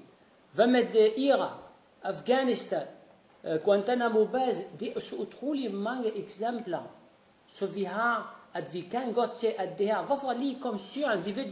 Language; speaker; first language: Danish; non-native, fluent; Arabic